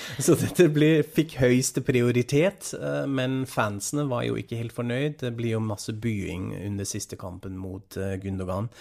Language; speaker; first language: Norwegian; non-native, fluent; German